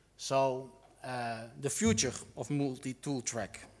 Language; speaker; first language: English; non-native, fluent; Dutch